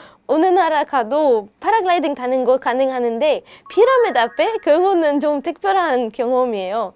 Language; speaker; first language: Korean; non-native, fluent; Arabic